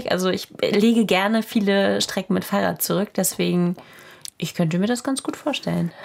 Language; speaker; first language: German; native; German